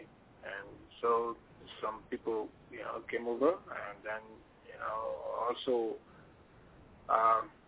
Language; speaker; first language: English; non-native, fluent; Ewe